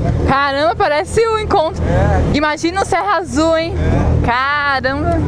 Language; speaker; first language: Portuguese; native; Portuguese